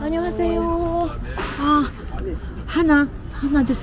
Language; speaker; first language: Korean; non-native, learner; Japanese